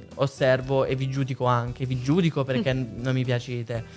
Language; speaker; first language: Italian; native; Italian